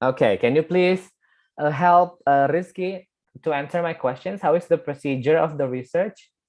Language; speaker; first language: English; non-native, fluent; Indonesian